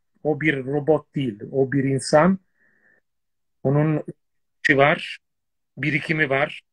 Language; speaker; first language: Turkish; non-native, fluent; Italian